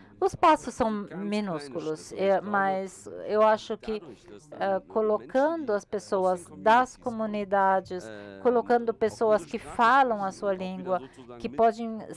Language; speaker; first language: Portuguese; non-native, learner; German